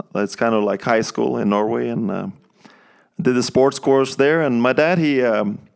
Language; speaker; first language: English; non-native, fluent; Norwegian